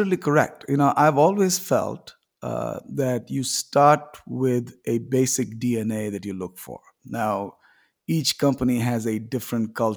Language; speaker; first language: English; non-native, local second language; Tamil